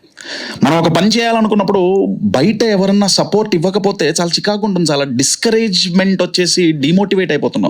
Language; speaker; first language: Telugu; native; Telugu